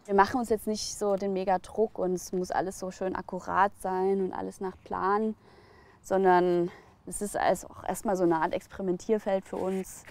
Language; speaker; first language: German; native; German